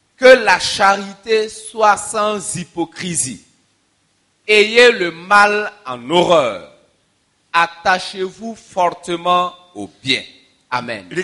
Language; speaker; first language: French; non-native, local second language; Mossi